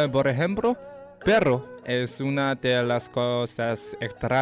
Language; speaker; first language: Spanish; non-native, learner; Chinese